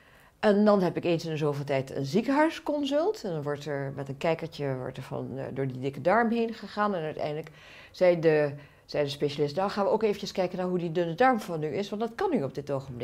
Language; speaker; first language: Dutch; native; Dutch